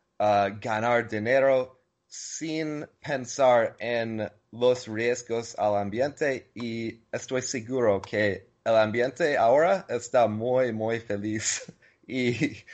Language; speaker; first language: Spanish; non-native, learner; English